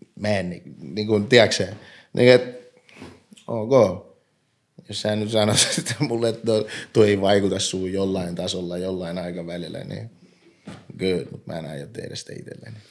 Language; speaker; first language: Finnish; early bilingual, other home language; English